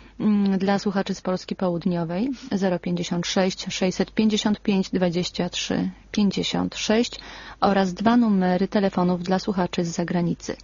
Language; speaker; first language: Polish; native; Polish